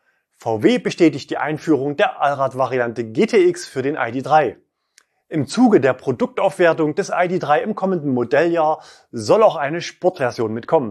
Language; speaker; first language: German; native; German